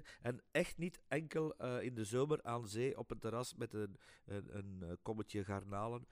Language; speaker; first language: Dutch; native; Dutch